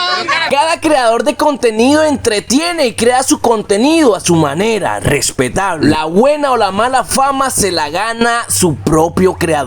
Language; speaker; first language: Spanish; native; Spanish